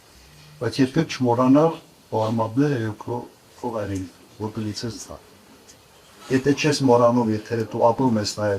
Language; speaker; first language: Armenian; native; Armenian